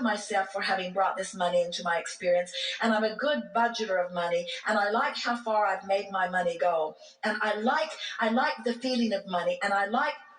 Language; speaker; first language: English; native; English